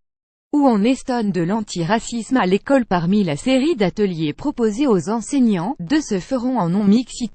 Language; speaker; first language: French; native; French